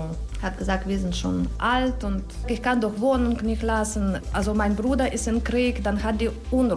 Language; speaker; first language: German; non-native, learner; Ukrainian